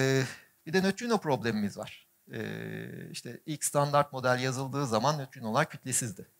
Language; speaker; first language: Turkish; native; Turkish